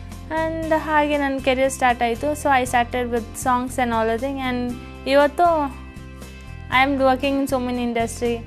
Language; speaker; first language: Kannada; non-native, local second language; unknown